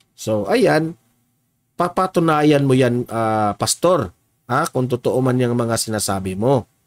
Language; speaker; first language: Filipino; native; Filipino